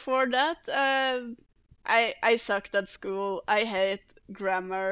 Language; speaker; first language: English; non-native, fluent; Norwegian